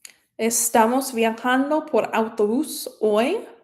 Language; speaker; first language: Spanish; non-native, fluent; English